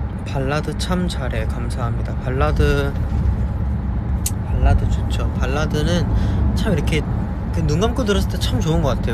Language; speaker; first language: Korean; early bilingual, heritage; Korean